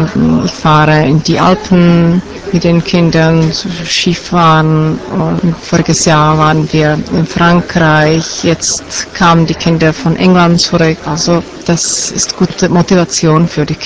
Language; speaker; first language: German; non-native, fluent; Czech